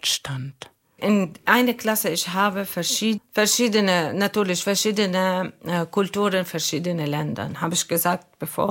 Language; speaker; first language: German; non-native, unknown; Arabic